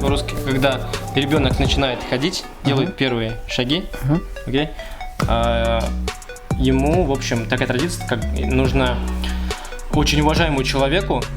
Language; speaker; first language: Russian; native; Russian